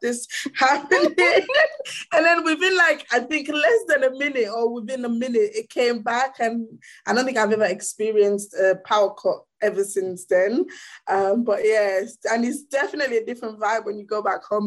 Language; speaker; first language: English; non-native, local second language; Krio